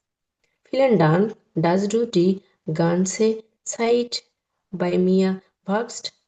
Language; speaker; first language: German; non-native, learner; Bangla